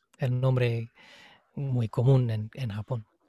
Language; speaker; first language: Spanish; non-native, fluent; English